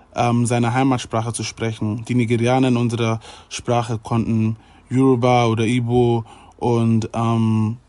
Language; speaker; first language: German; native; German